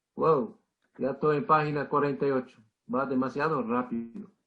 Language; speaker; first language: Spanish; non-native, fluent; English